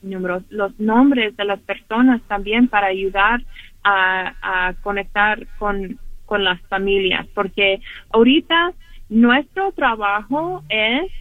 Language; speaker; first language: Spanish; early bilingual, heritage; Spanish